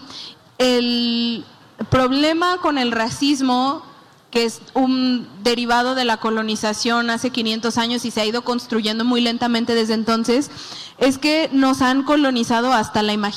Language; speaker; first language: Spanish; native; Spanish